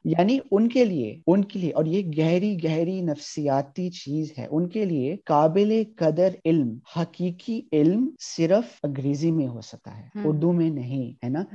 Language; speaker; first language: Urdu; early bilingual, heritage; Urdu